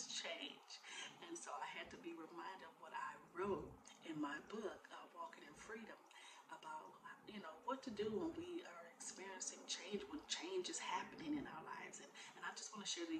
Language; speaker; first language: English; native; English